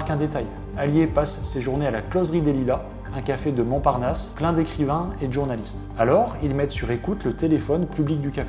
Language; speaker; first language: French; native; French